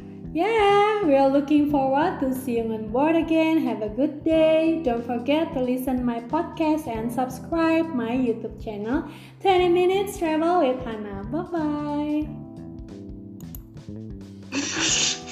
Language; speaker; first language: English; non-native, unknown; Indonesian